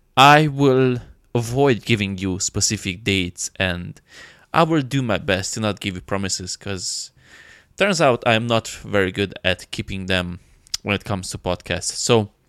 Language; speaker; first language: English; non-native, fluent; Romanian